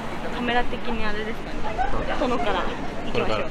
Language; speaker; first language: Japanese; native; Japanese